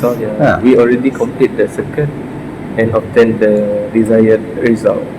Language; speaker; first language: English; non-native, learner; Malay